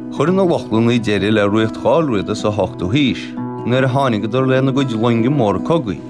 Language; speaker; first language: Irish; native; Irish